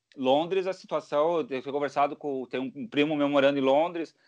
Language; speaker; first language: Portuguese; native; Portuguese